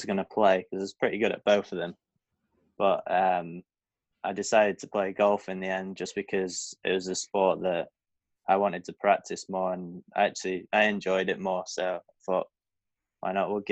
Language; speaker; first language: English; native; English